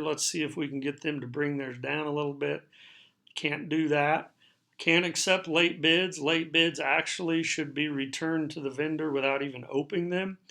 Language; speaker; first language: English; native; English